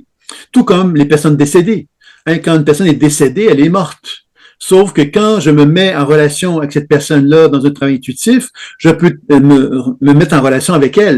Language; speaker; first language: French; native; French